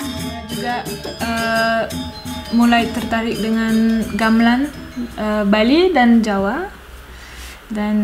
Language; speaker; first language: Indonesian; non-native, fluent; French